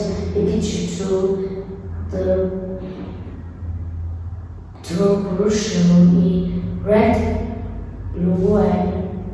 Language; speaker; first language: English; non-native, learner; Vietnamese